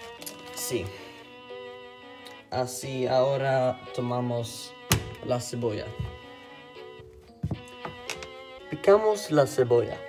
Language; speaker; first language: Spanish; non-native, learner; Swedish